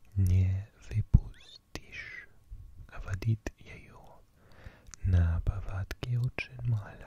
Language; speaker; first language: Russian; non-native, learner; English